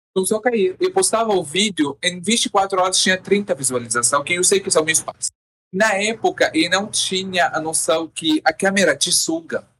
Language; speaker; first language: Portuguese; non-native, fluent; Arabic